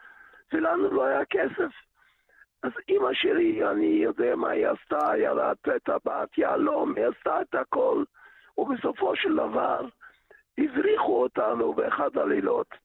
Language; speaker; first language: Hebrew; early bilingual, other home language; Yiddish